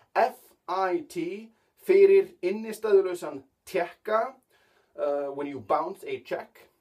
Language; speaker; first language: English; non-native, fluent; Icelandic